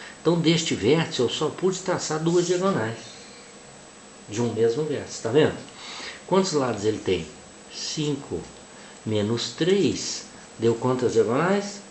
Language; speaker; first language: Portuguese; native; Portuguese